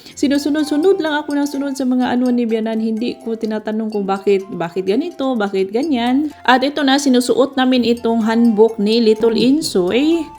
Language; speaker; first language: Filipino; non-native, local second language; Cebuano